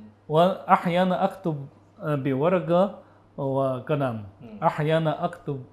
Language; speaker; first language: Arabic; non-native, learner; Chinese